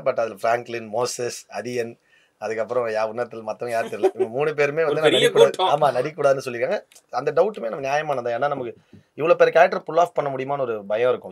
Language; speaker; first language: Tamil; native; Tamil